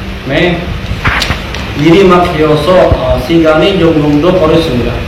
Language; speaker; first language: Korean; non-native, learner; Indonesian